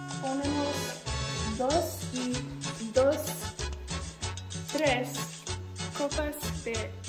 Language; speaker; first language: Spanish; non-native, learner; English